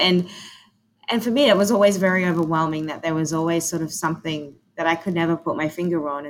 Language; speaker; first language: English; native; English